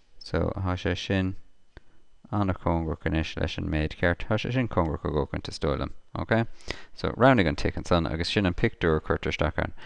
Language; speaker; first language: Irish; native; Irish